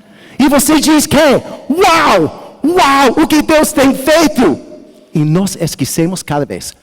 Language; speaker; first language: Portuguese; non-native, learner; English